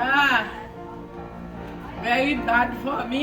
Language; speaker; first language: English; non-native, learner; Haitian Creole